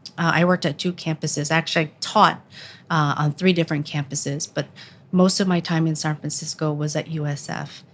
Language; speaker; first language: English; early bilingual, other home language; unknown